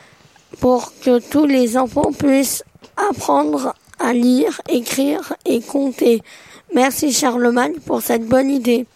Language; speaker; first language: French; native; French